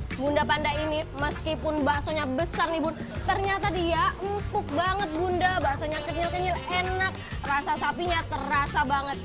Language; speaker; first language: Indonesian; native; Indonesian